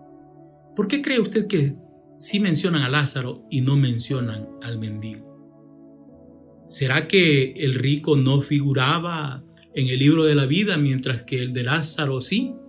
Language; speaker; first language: Spanish; native; Spanish